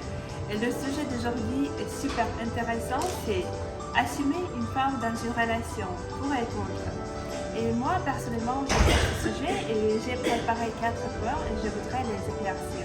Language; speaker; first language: French; non-native, local second language; Ukrainian